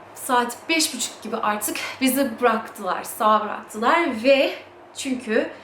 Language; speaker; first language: Turkish; early bilingual, heritage; English